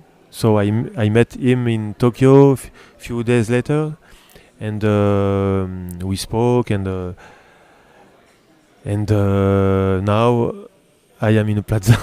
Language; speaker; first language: English; non-native, learner; French